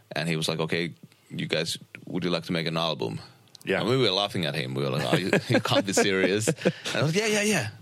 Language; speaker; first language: English; non-native, fluent; Finnish